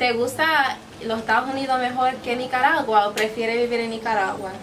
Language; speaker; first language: Spanish; non-native, fluent; English